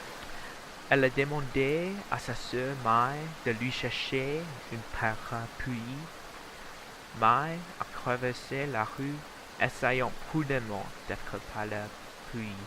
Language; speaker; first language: French; non-native, learner; Vietnamese